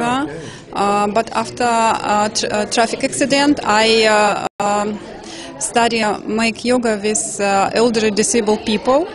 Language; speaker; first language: English; non-native, learner; Russian